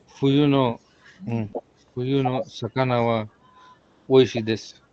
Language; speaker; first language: Japanese; non-native, learner; Kannada